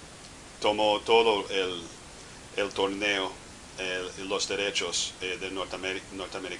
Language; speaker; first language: Spanish; non-native, fluent; English